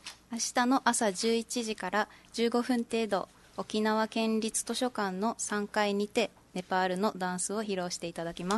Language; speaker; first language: Japanese; native; Japanese